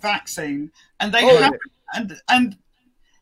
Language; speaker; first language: English; native; English